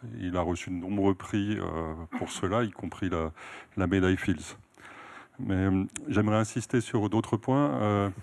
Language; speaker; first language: French; native; French